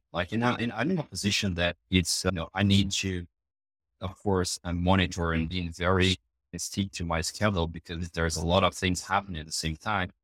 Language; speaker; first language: English; non-native, fluent; Portuguese